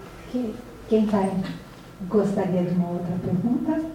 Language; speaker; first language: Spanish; non-native, learner; Portuguese